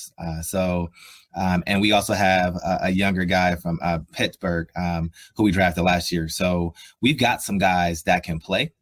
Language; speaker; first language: English; native; English